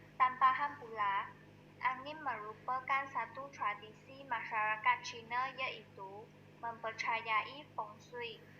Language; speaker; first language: Malay; non-native, local second language; Chinese